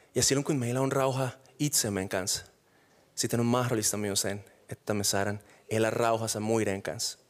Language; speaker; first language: Finnish; non-native, fluent; Spanish